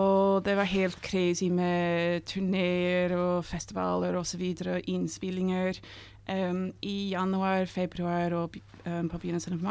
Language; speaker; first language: Norwegian; non-native, fluent; English